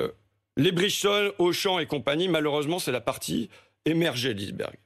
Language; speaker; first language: French; native; French